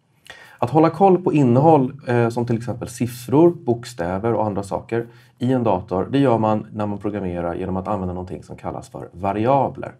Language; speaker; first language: Swedish; native; Swedish